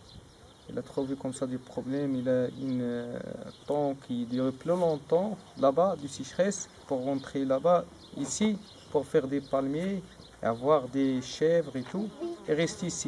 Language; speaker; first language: French; non-native, learner; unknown